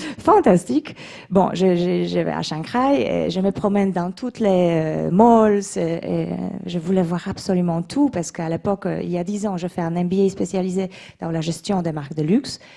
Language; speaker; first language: French; non-native, fluent; Polish